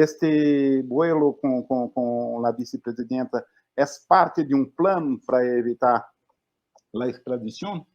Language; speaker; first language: Spanish; non-native, fluent; Portuguese